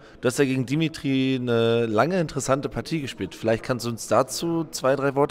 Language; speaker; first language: German; native; German